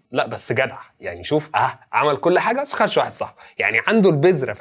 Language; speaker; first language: Arabic; native; Arabic